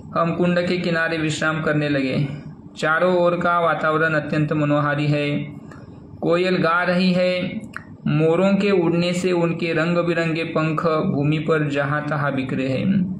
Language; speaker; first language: Hindi; non-native, local second language; Marathi